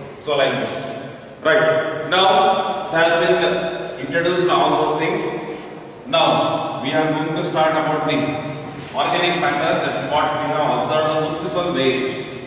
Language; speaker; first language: English; non-native, local second language; Kannada